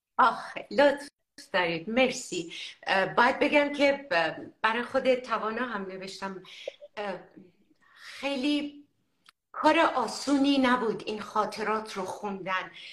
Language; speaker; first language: Persian; native; Persian